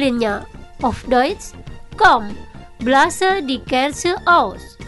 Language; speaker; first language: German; non-native, fluent; Indonesian